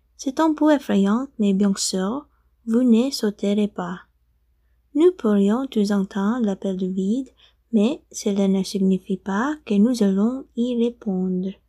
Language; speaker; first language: French; non-native, fluent; Filipino